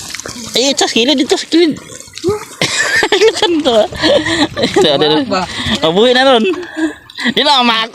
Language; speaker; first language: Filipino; non-native, local second language; Cebuano